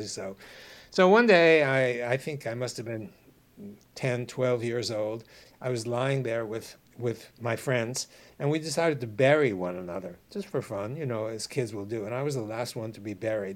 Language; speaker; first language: English; native; English